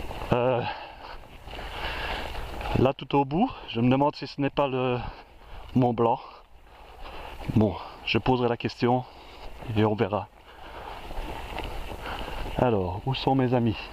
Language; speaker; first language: French; native; French